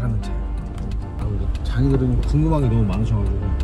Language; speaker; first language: Korean; native; Korean